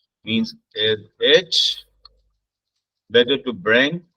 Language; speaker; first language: English; non-native, local second language; Hindi